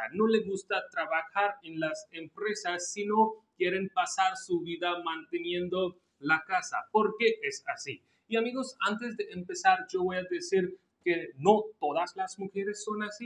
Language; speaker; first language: Spanish; non-native, local second language; Hindi